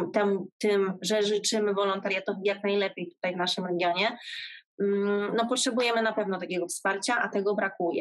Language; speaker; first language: Polish; native; Polish